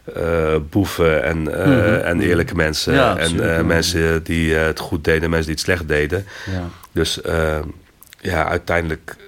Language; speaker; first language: Dutch; native; Dutch